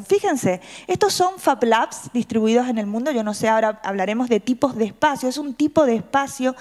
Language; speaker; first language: Spanish; native; Spanish